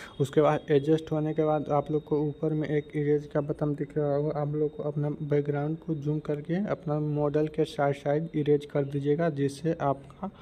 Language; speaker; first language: Hindi; native; Hindi